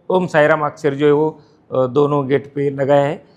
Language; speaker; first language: Hindi; non-native, local second language; Marathi